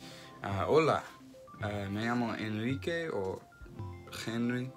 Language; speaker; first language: Spanish; non-native, learner; English